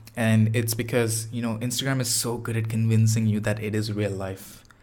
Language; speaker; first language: English; non-native, local second language; Tamil